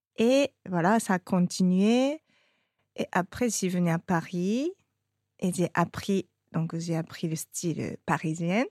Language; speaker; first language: French; non-native, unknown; Japanese